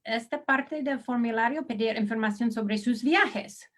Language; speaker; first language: Spanish; non-native, learner; English